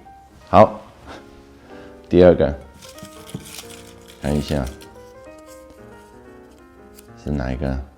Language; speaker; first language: Chinese; non-native, fluent; Dutch